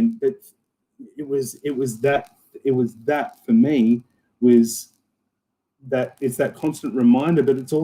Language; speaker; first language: English; native; English